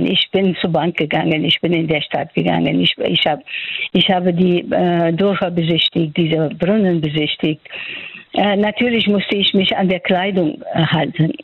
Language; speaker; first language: German; non-native, fluent; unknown